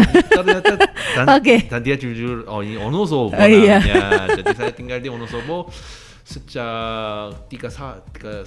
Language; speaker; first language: Indonesian; non-native, fluent; Korean